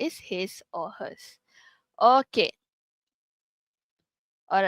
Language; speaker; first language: English; non-native, local second language; Malay